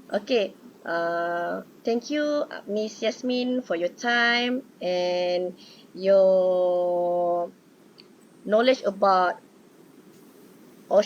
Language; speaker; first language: English; non-native, local second language; Malay